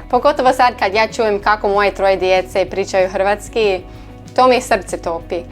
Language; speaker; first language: Croatian; non-native, learner; English